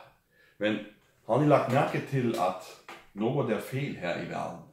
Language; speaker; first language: Swedish; non-native, fluent; German